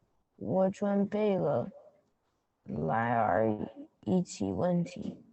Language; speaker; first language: Chinese; non-native, learner; English